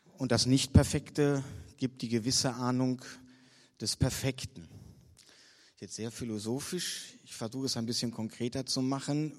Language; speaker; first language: German; native; German